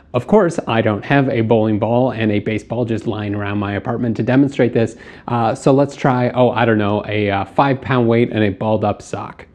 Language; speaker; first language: English; native; English